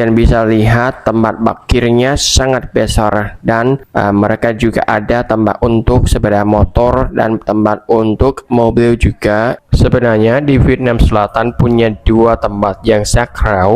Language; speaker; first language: Indonesian; non-native, fluent; Vietnamese